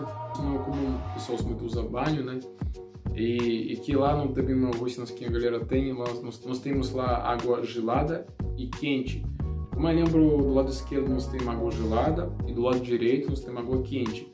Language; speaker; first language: Portuguese; non-native, learner; Russian